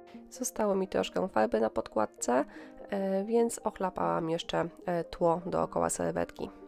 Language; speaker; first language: Polish; native; Polish